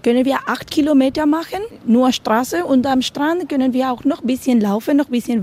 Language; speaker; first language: German; non-native, learner; Spanish